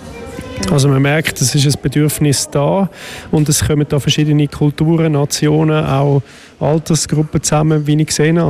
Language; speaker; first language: German; native; German